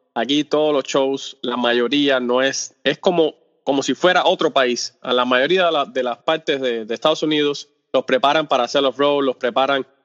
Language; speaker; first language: Spanish; native; Spanish